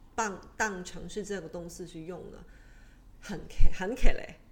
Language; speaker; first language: Chinese; non-native, local second language; Cantonese